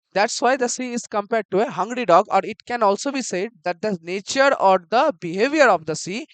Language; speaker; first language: English; non-native, local second language; Bangla